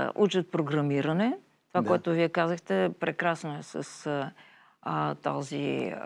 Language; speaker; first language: Bulgarian; native; Bulgarian